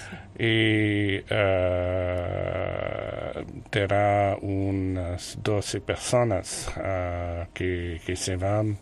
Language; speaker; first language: Spanish; non-native, learner; French